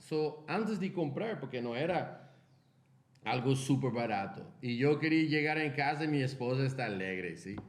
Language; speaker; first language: Spanish; non-native, fluent; Portuguese